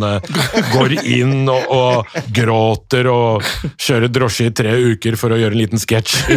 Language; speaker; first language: Norwegian; early bilingual, other home language; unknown